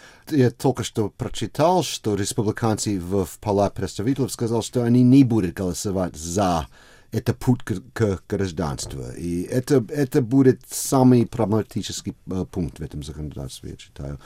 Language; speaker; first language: Russian; non-native, fluent; English